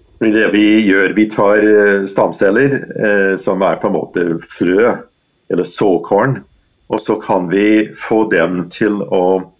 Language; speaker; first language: Norwegian; non-native, fluent; English